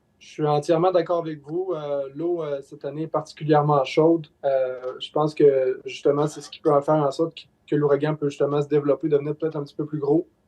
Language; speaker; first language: French; native; French